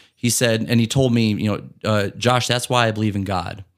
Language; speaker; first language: English; native; English